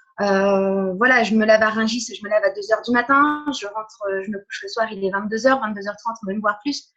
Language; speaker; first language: French; early bilingual, other home language; Portuguese